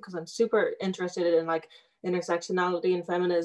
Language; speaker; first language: English; native; English